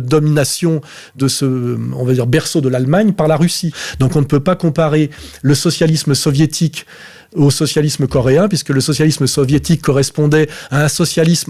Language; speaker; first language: French; native; French